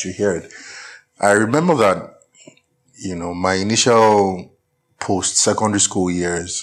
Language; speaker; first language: English; non-native, local second language; Yoruba